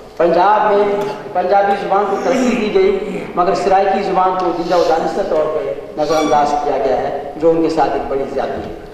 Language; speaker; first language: Urdu; non-native, local second language; Brahui